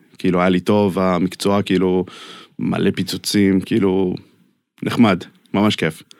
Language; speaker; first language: Hebrew; non-native, fluent; English